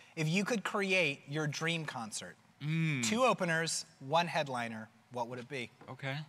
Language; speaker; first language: English; native; English